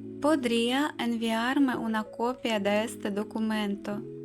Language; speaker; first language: Spanish; non-native, fluent; Ukrainian